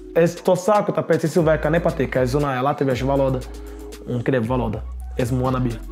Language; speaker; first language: Latvian; non-native, learner; Portuguese